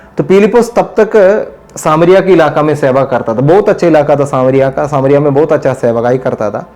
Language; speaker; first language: Hindi; non-native, local second language; Malayalam